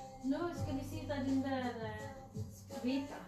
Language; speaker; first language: Swedish; non-native, learner; Cebuano